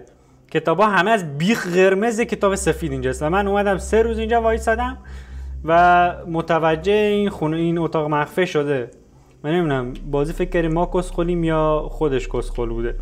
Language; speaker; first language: Persian; native; Persian